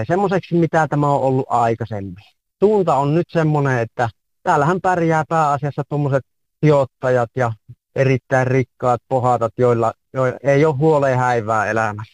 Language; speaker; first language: Finnish; native; Finnish